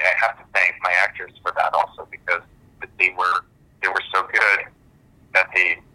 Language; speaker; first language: English; early bilingual, other home language; German